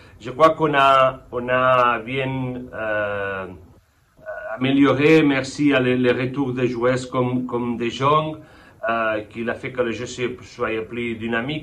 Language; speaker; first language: French; non-native, fluent; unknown